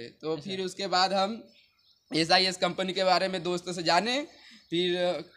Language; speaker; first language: Hindi; native; Hindi